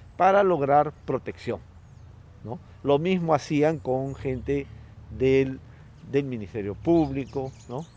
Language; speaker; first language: Spanish; non-native, local second language; Quechua